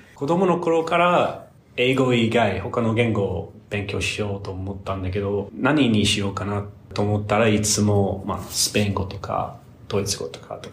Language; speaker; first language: Japanese; non-native, fluent; English